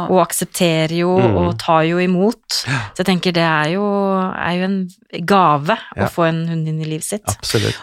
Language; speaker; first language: Norwegian; native; Norwegian